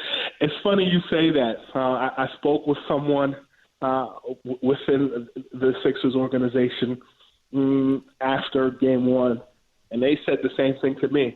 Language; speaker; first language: English; native; English